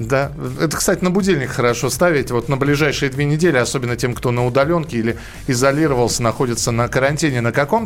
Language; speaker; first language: Russian; native; Russian